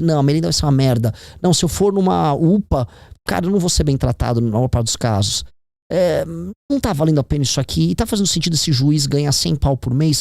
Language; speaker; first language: Portuguese; native; Portuguese